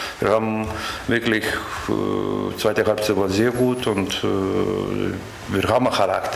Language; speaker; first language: German; non-native, learner; Lithuanian